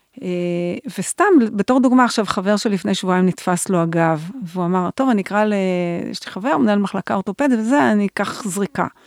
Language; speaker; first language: Hebrew; native; Hebrew